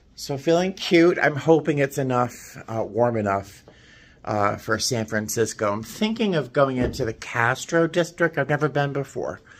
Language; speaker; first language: English; native; English